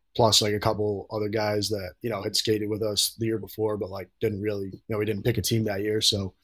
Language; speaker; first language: English; native; English